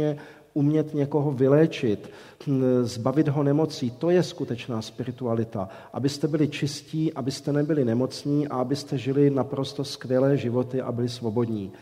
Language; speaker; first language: Czech; native; Czech